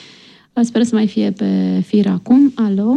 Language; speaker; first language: Romanian; native; Romanian